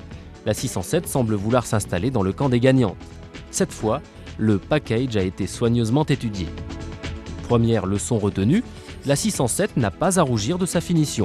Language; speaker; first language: French; native; French